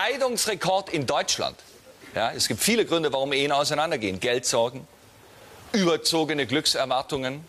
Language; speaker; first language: German; native; German